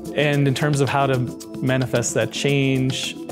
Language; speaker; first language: English; native; English